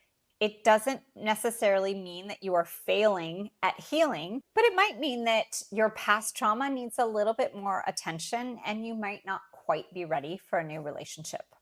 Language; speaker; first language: English; native; English